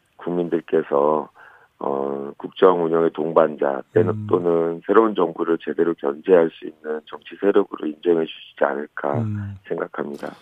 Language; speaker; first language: Korean; native; Korean